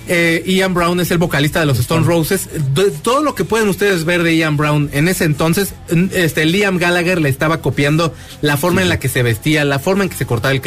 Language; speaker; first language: Spanish; native; Spanish